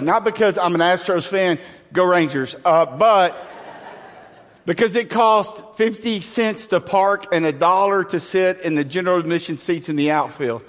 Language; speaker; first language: English; native; English